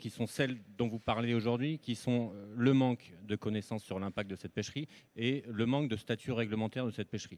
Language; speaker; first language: French; native; French